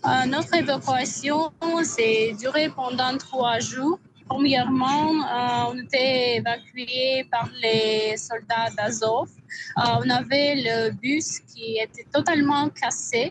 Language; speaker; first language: French; non-native, fluent; Russian